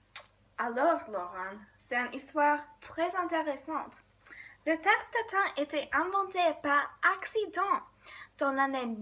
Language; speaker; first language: French; non-native, learner; English